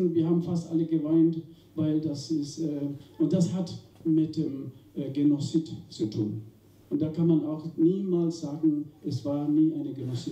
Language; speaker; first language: German; non-native, fluent; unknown